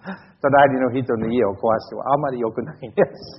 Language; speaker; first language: Japanese; non-native, fluent; English